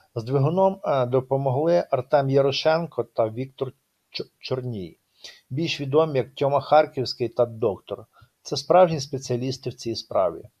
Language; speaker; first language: Ukrainian; native; Ukrainian